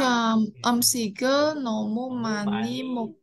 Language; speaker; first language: Korean; non-native, learner; Indonesian